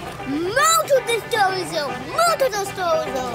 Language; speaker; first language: Portuguese; early bilingual, heritage; English